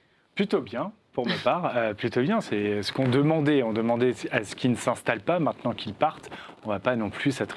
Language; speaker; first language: French; native; French